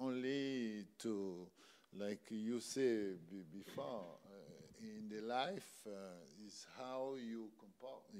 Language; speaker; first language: English; non-native, learner; French